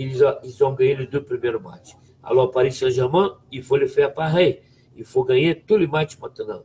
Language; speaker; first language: French; non-native, fluent; Portuguese